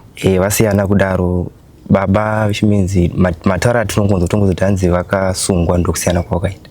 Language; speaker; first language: Shona; native; Shona